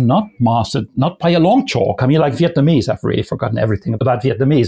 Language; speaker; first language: English; non-native, fluent; Limburgish